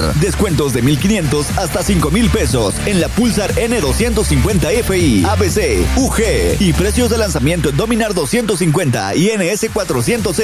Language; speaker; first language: Spanish; native; Spanish